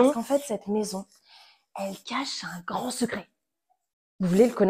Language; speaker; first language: French; native; French